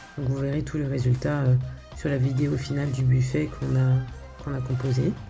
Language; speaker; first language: French; native; French